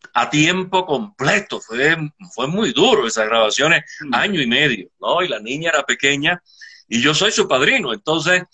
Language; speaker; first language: Spanish; native; Spanish